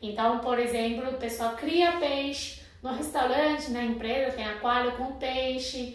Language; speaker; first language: Portuguese; non-native, fluent; Chinese